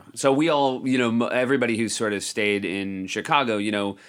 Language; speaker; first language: English; native; English